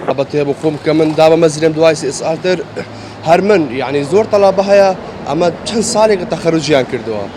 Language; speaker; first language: Central Kurdish; non-native, local second language; Kurdish